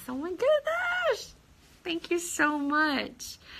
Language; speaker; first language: English; early bilingual, other home language; Korean